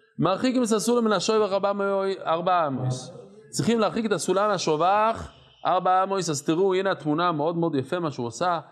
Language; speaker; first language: Hebrew; non-native, fluent; English